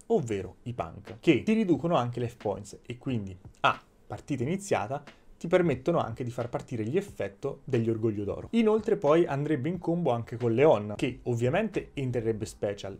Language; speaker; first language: Italian; native; Italian